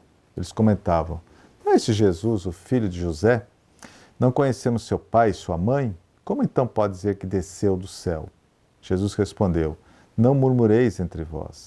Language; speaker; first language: Portuguese; native; Portuguese